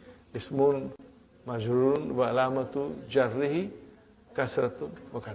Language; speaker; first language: Arabic; non-native, fluent; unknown